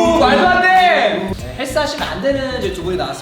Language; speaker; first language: Korean; native; Korean